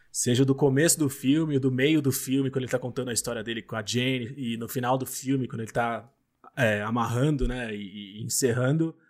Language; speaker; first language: Portuguese; native; Portuguese